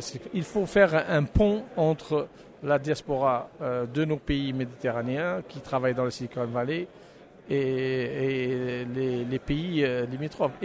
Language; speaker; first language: French; non-native, local second language; Arabic